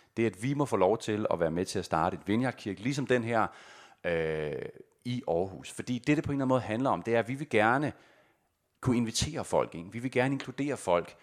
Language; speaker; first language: Danish; native; Danish